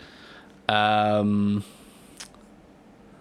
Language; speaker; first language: English; native; English